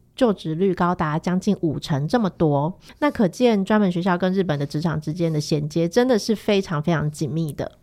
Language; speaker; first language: Chinese; native; Chinese